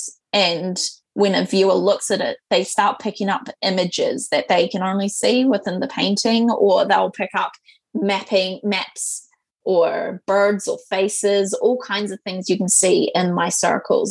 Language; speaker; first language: English; native; English